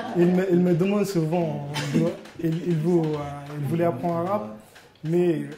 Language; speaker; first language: French; non-native, learner; Arabic